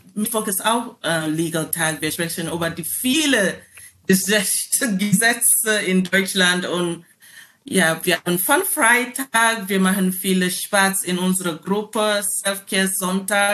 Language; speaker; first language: German; non-native, learner; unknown